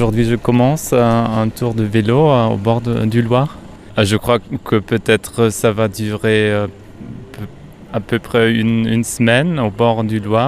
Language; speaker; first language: French; non-native, learner; German